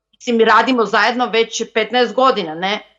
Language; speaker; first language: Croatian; non-native, local second language; Macedonian